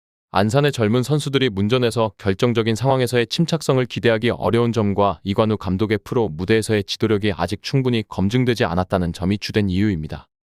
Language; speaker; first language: Korean; native; Korean